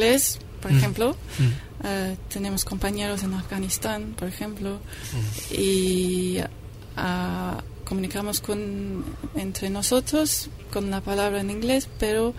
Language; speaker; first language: Spanish; non-native, fluent; English